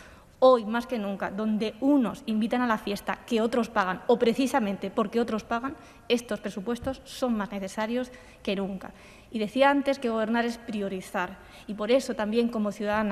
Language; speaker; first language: Spanish; native; Spanish